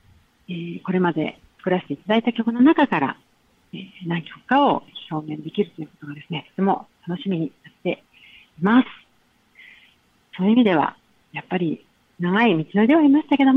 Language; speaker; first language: Japanese; native; Japanese